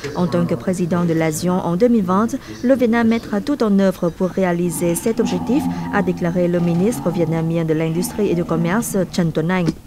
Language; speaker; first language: French; non-native, fluent; Vietnamese